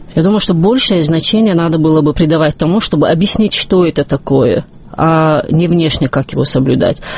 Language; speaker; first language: Russian; non-native, local second language; Chechen